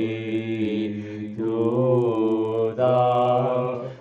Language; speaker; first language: English; native; English